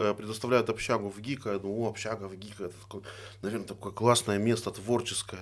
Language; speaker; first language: Russian; native; Russian